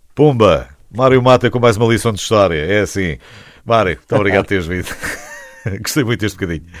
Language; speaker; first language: Portuguese; native; Portuguese